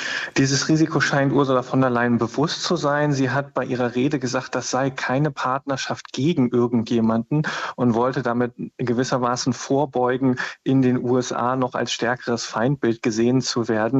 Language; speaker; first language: German; native; German